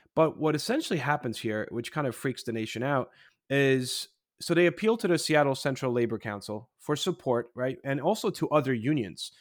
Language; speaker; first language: English; non-native, fluent; Polish